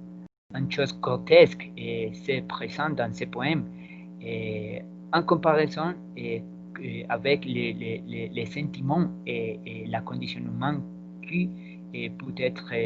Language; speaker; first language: French; non-native, learner; Spanish